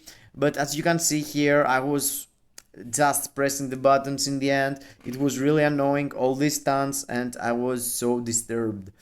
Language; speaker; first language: English; non-native, fluent; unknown